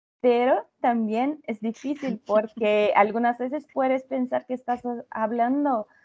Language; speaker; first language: Spanish; non-native, learner; Portuguese